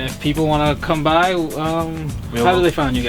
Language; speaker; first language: English; native; English